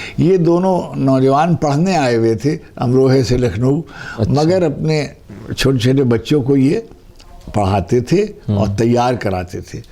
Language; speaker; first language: Urdu; native; Urdu